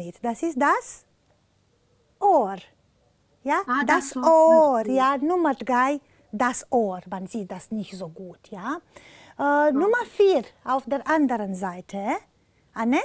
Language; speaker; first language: German; non-native, fluent; Romanian